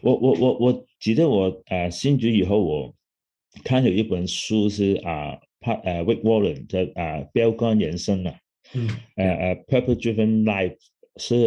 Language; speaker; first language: Chinese; non-native, local second language; Cantonese